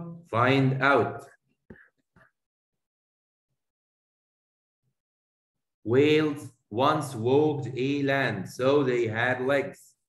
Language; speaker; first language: English; non-native, fluent; Arabic